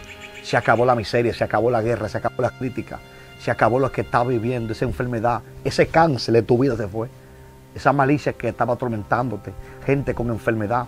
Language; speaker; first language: Spanish; native; Spanish